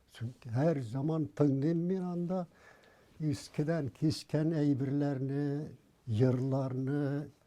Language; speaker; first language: Tatar; early bilingual, heritage; Tatar